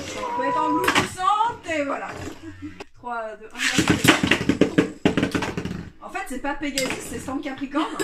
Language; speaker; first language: French; native; French